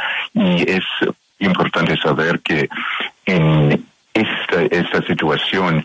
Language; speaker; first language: Spanish; non-native, learner; English